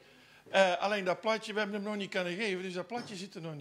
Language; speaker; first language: Dutch; native; Dutch